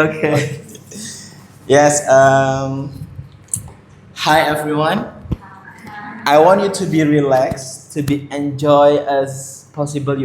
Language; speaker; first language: English; non-native, fluent; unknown